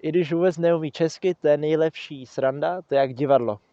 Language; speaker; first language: Czech; non-native, fluent; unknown